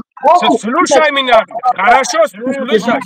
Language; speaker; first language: Russian; non-native, learner; Tajik